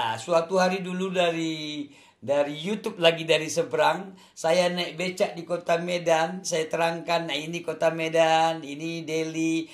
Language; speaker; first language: Indonesian; non-native, local second language; Achinese